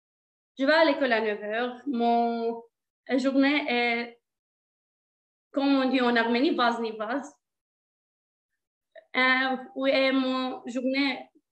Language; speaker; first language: French; non-native, learner; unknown